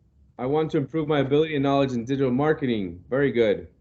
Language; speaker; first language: English; non-native, local second language; Spanish